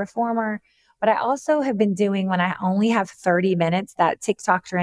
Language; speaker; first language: English; native; English